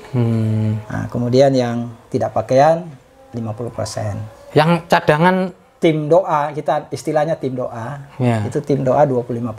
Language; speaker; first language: Indonesian; native; Indonesian